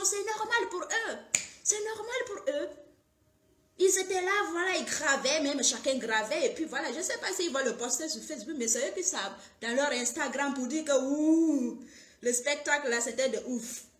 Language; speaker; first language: French; non-native, local second language; Fula